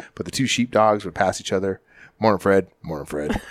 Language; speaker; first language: English; native; English